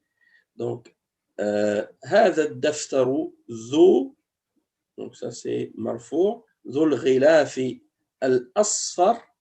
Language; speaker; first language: Arabic; non-native, fluent; French